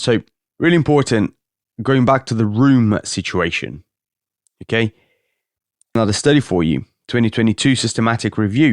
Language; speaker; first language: English; native; English